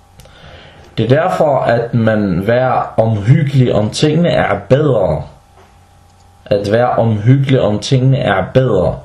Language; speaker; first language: Danish; early bilingual, other home language; Arabic